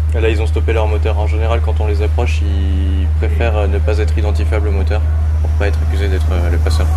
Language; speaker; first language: French; native; French